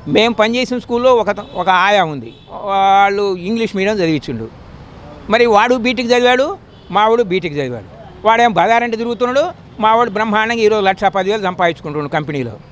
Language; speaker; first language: Telugu; native; Telugu